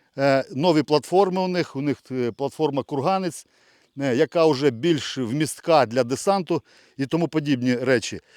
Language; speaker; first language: Ukrainian; non-native, local second language; Russian